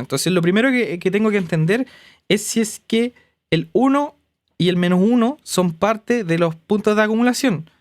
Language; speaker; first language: Spanish; native; Spanish